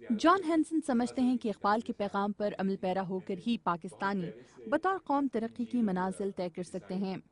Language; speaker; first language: Urdu; native; Urdu